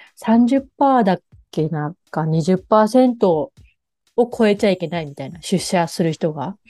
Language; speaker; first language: Japanese; native; Japanese